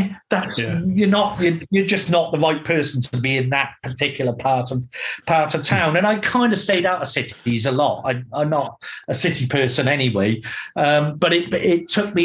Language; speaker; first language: English; native; English